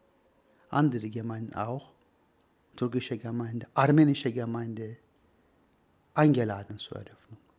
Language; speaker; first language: German; non-native, learner; Turkish